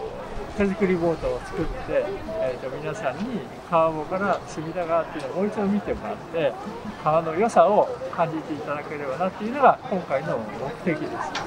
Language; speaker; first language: Japanese; native; Japanese